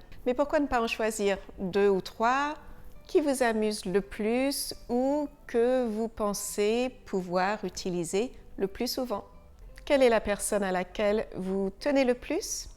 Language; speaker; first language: French; native; French